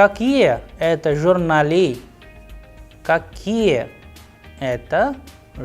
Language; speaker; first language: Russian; non-native, fluent; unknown